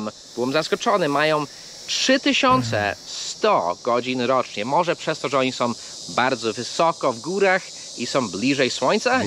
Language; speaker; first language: Polish; non-native, fluent; English